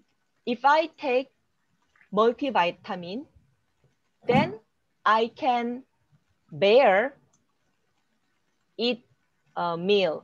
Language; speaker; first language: English; non-native, learner; Korean